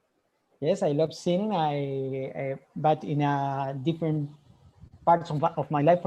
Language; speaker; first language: English; non-native, learner; Spanish